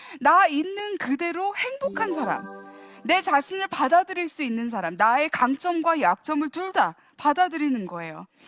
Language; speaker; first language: Korean; early bilingual, heritage; Korean